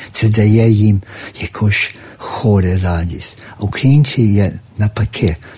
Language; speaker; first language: Ukrainian; early bilingual, heritage; Ukrainian